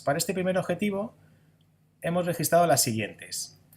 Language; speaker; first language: Spanish; native; Spanish